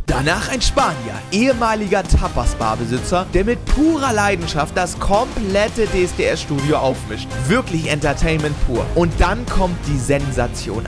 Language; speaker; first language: German; native; German